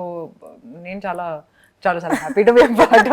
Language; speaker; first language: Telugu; non-native, local second language; Hindi